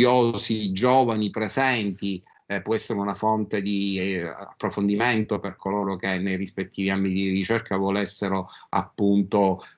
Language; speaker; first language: Italian; native; Italian